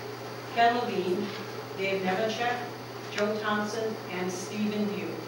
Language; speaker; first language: English; native; English